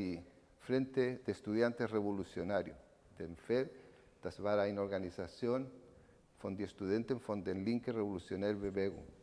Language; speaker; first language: German; non-native, learner; Spanish